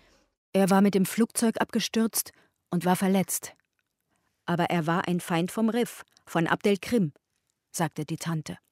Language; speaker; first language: German; native; German